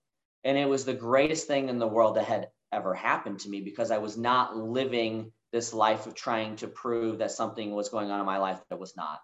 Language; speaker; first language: English; native; English